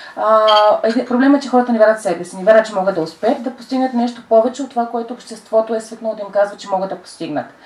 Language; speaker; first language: Bulgarian; native; Bulgarian